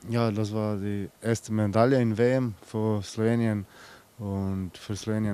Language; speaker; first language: German; non-native, fluent; Slovenian